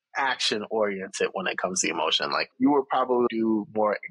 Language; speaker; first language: English; native; English